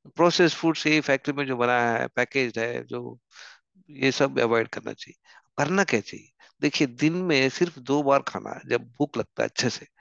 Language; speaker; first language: Hindi; non-native, local second language; Telugu